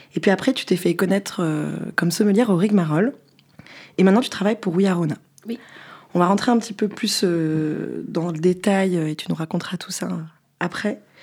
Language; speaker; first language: French; native; French